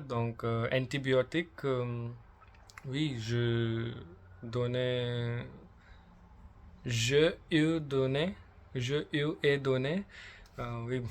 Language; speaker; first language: French; non-native, learner; English